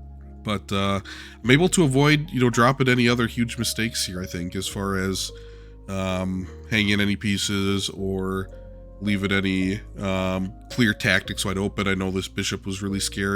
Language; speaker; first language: English; native; English